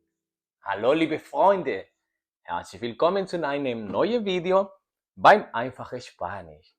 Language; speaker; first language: German; non-native, learner; Spanish